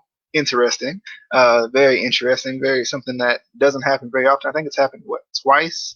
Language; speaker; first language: English; native; English